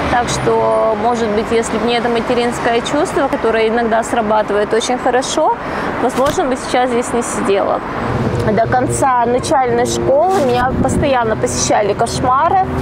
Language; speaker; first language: Russian; non-native, fluent; Georgian